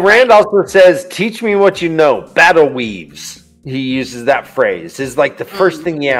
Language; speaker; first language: English; native; English